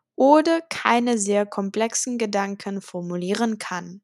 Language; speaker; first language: German; non-native, fluent; Czech